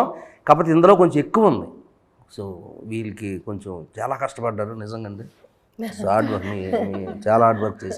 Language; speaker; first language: Telugu; native; Telugu